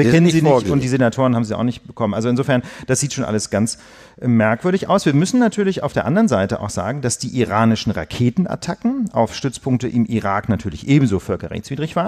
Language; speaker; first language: German; native; German